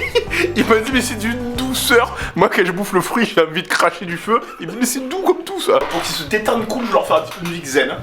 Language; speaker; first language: French; native; French